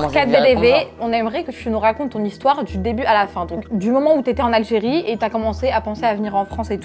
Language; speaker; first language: French; early bilingual, other home language; Arabic